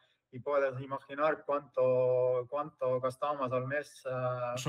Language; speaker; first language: Spanish; non-native, fluent; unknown